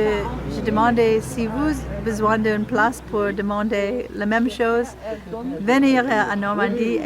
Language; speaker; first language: French; non-native, learner; English